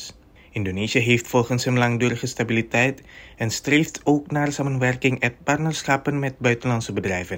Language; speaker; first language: Dutch; non-native, fluent; Indonesian